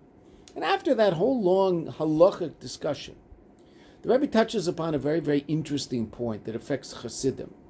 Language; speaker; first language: English; native; English